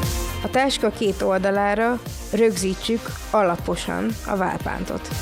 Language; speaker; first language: Hungarian; native; Hungarian